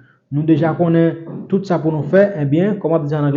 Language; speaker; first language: French; non-native, learner; Haitian Creole